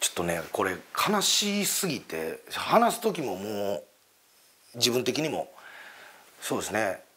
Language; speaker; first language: Japanese; native; Japanese